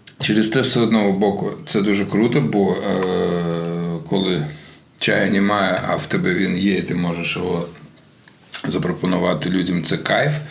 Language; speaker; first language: Ukrainian; non-native, local second language; Russian